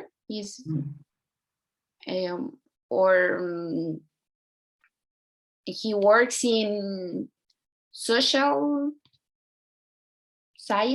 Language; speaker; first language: English; non-native, learner; Spanish